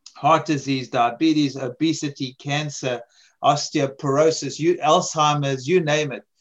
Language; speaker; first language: English; native; English